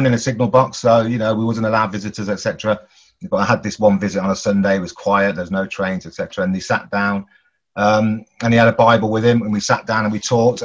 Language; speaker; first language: English; native; English